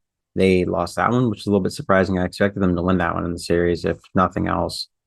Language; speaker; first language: English; native; English